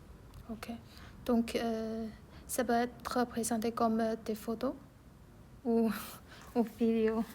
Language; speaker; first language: French; non-native, learner; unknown